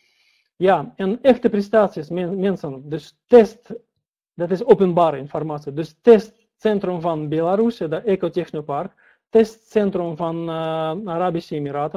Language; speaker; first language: Dutch; non-native, learner; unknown